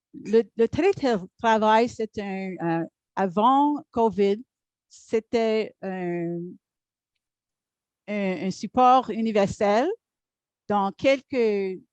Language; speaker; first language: French; non-native, learner; English